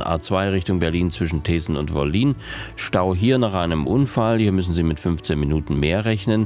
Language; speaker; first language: German; native; German